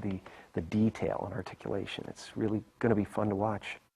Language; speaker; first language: English; native; English